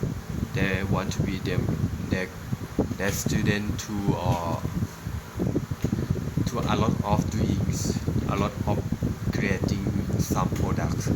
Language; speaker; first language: English; non-native, learner; Thai